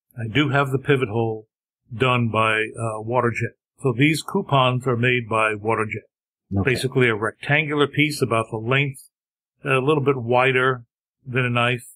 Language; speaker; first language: English; native; English